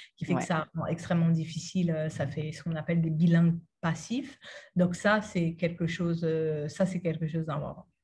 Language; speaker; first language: French; native; French